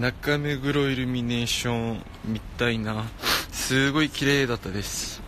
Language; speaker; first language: Japanese; non-native, fluent; Korean